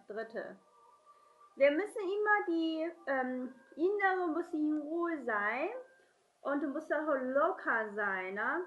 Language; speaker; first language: German; non-native, learner; Chinese